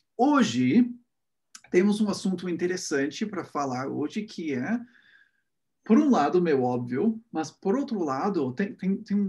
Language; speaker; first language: Portuguese; non-native, fluent; English